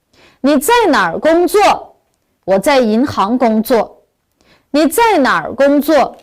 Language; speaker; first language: Chinese; non-native, local second language; Uyghur